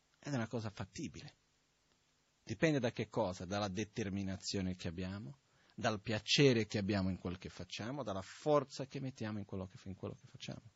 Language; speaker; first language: Italian; non-native, fluent; Portuguese